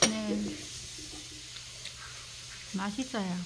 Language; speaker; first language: Korean; non-native, learner; Vietnamese